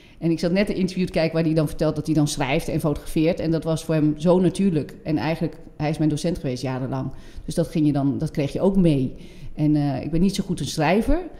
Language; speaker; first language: Dutch; non-native, fluent; French